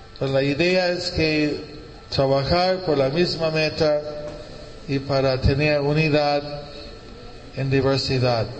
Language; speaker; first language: Spanish; non-native, fluent; English